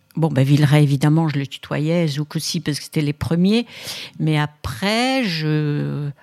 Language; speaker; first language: French; native; French